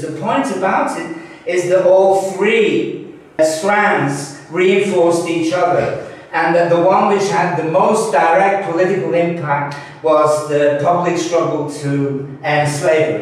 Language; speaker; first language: English; native; English